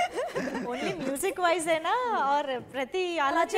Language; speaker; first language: Telugu; native; Telugu